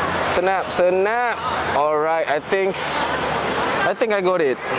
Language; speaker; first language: English; non-native, local second language; Malay